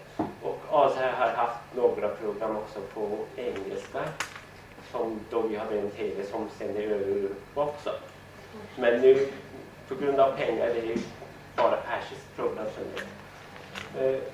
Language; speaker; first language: Swedish; non-native, fluent; Persian